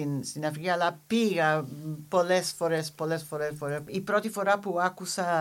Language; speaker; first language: Greek; non-native, fluent; English